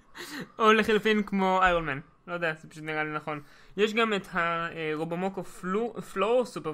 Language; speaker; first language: Hebrew; native; Hebrew